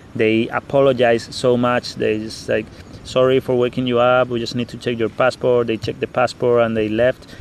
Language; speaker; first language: English; non-native, fluent; Spanish